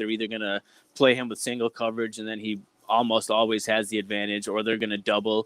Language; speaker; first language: English; native; English